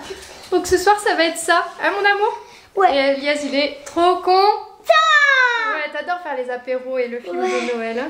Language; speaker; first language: French; native; French